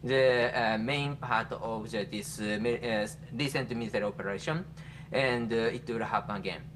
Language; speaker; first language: English; non-native, fluent; Japanese